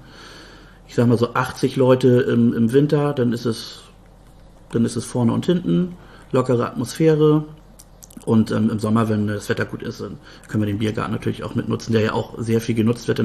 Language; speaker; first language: German; native; German